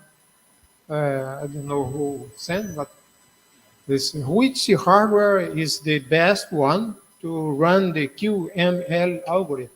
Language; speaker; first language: English; non-native, learner; Portuguese